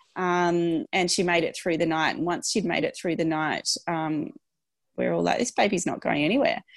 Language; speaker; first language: English; native; English